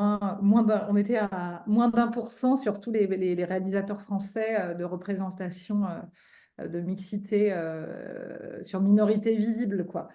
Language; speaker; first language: French; native; French